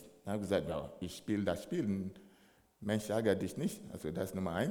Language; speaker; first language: German; non-native, fluent; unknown